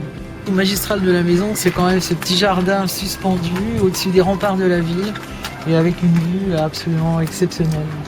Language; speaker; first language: French; native; French